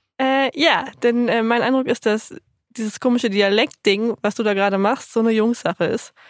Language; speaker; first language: German; native; German